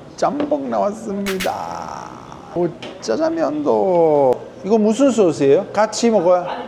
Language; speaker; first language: Korean; non-native, fluent; Italian